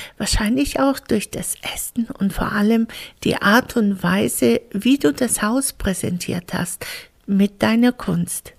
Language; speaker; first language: German; native; German